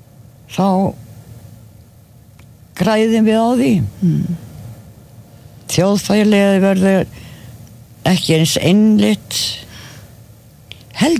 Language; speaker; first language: Icelandic; non-native, fluent; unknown